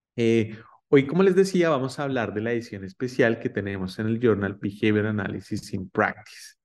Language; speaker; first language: Spanish; native; Spanish